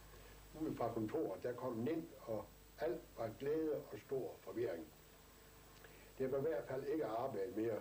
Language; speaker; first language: Danish; native; Danish